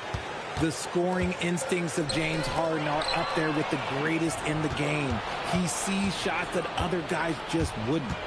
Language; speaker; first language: English; native; English